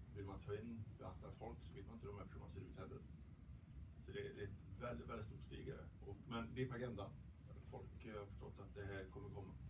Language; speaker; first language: Swedish; native; Swedish